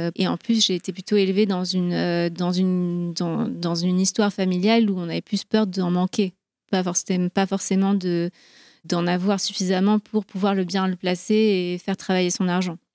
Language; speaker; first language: French; native; French